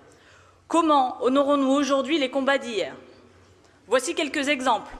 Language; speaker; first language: French; native; French